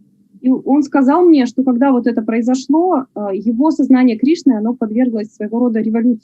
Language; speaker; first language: Russian; native; Russian